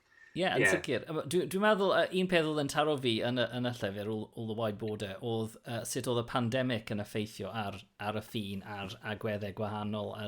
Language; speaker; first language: Welsh; non-native, local second language; English